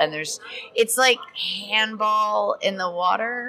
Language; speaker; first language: English; native; English